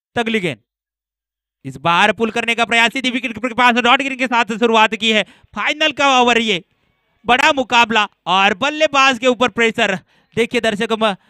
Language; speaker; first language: Hindi; non-native, local second language; Gujarati